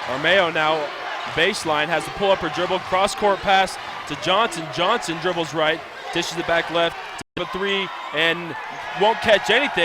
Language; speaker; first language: English; native; English